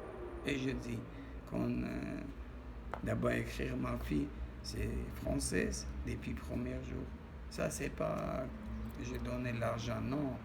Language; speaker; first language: French; non-native, learner; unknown